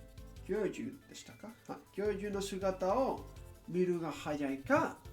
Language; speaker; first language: Japanese; non-native, learner; English